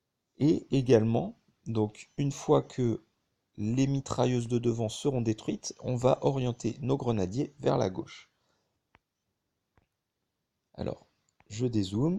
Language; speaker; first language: French; native; French